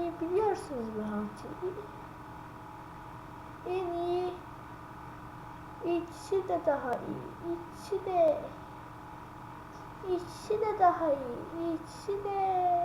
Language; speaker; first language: Turkish; non-native, learner; Azerbaijani